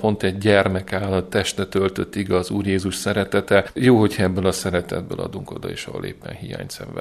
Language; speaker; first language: Hungarian; native; Hungarian